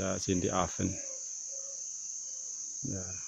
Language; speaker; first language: German; non-native, learner; Thai